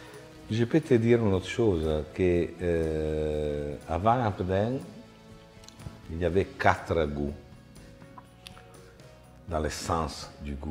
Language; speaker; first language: French; non-native, fluent; Italian